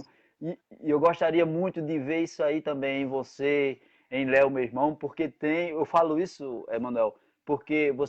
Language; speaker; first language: Portuguese; native; Portuguese